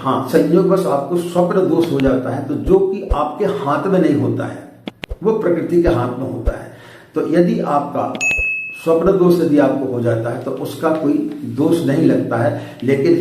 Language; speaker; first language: Hindi; native; Hindi